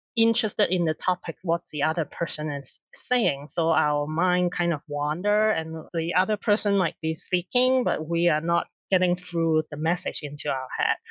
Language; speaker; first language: English; non-native, local second language; Cantonese